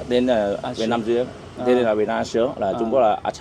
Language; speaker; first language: Vietnamese; non-native, learner; Chinese